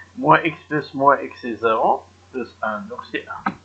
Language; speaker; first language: French; non-native, local second language; Arabic